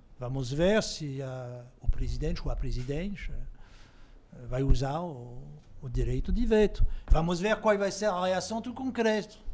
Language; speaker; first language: Portuguese; non-native, fluent; French